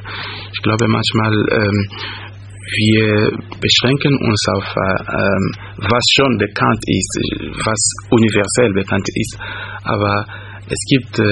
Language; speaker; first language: German; non-native, fluent; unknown